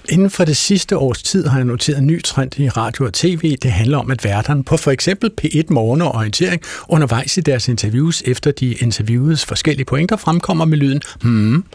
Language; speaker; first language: Danish; native; Danish